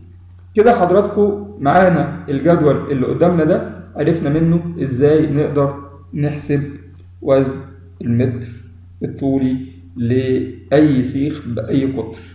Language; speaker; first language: Arabic; native; Arabic